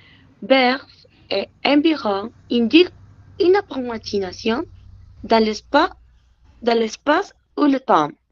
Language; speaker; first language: French; non-native, learner; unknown